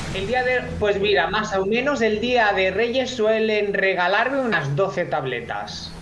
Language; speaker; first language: Spanish; native; Spanish